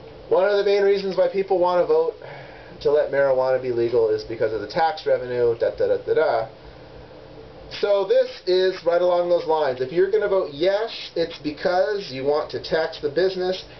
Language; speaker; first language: English; native; English